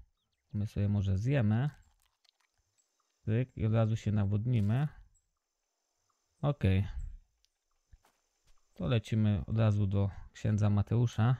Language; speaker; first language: Polish; native; Polish